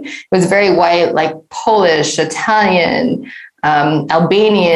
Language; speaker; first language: English; native; English